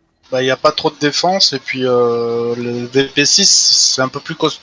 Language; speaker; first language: French; native; French